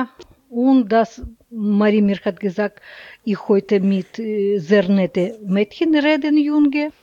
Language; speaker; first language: German; non-native, learner; Russian